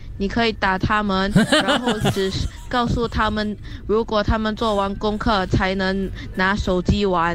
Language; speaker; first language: Chinese; non-native, local second language; English